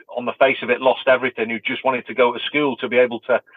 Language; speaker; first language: English; native; English